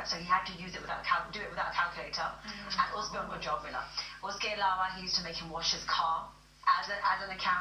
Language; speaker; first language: Hindi; early bilingual, heritage; Hindi